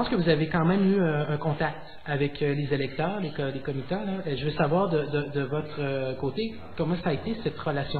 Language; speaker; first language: French; native; French